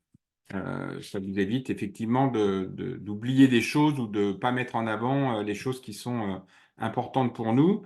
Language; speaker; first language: French; native; French